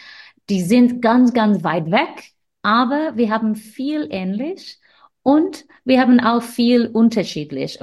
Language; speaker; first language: German; non-native, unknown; English